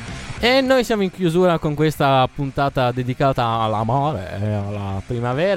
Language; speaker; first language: Italian; native; Italian